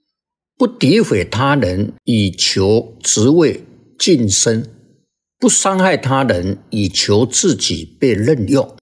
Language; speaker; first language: Chinese; native; Chinese